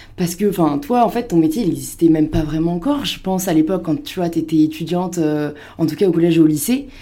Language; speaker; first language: French; native; French